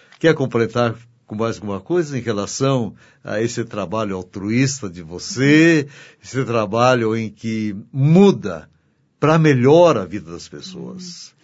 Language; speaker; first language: Portuguese; native; Portuguese